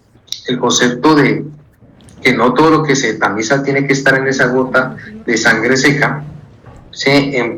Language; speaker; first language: Spanish; native; Spanish